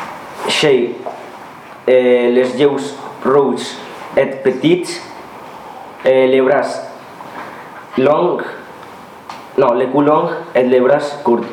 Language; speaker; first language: French; non-native, learner; Spanish